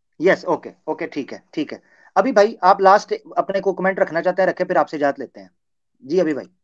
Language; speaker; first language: Hindi; native; Hindi